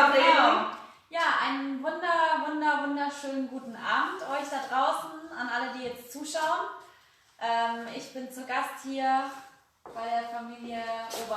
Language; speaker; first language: German; native; German